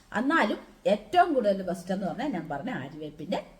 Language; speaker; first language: Malayalam; native; Malayalam